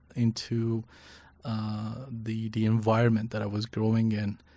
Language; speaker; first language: English; non-native, fluent; Persian